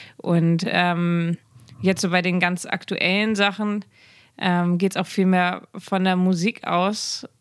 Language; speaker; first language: German; native; German